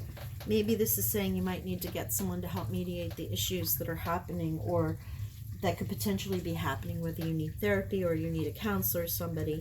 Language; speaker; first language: English; native; English